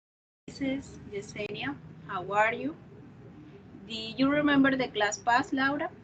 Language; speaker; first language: English; non-native, learner; Spanish